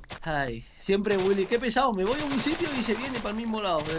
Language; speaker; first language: Spanish; native; Spanish